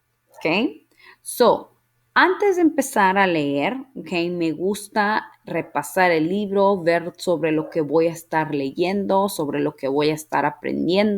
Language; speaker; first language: Spanish; early bilingual, heritage; Spanish